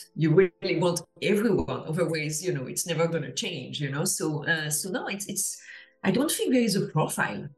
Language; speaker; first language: English; non-native, fluent; French